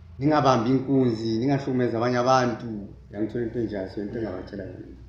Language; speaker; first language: Zulu; native; Zulu